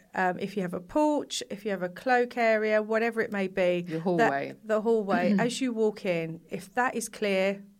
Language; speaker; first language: English; native; English